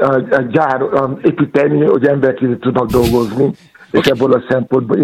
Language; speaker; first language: Hungarian; non-native, fluent; Yoruba